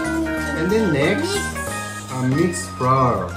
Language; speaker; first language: English; non-native, local second language; Filipino